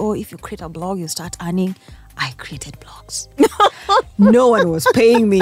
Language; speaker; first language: English; non-native, local second language; Gusii